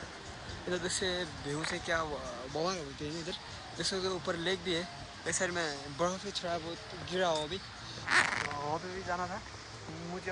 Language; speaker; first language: Hindi; non-native, learner; Nepali